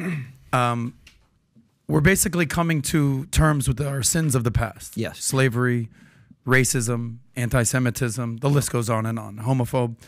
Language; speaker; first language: English; native; English